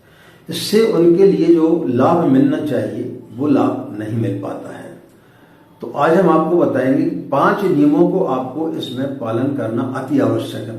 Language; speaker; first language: Hindi; native; Hindi